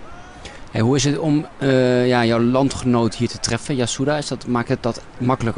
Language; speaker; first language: Dutch; native; Dutch